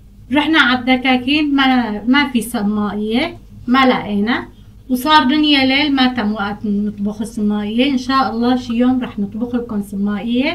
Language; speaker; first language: Arabic; non-native, local second language; Kurdish